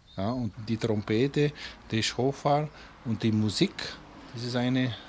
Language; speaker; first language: German; non-native, fluent; Czech